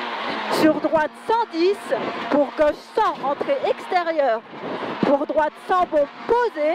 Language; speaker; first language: French; native; French